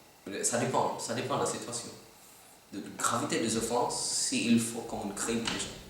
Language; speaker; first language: French; non-native, learner; Filipino